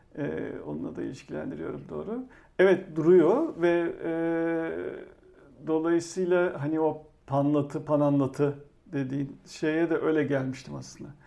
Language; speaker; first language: Turkish; native; Turkish